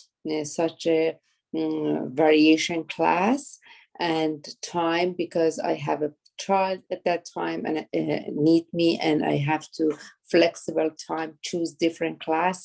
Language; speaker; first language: English; non-native, learner; Persian